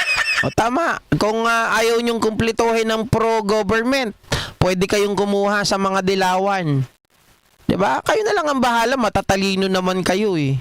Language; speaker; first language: Filipino; native; Filipino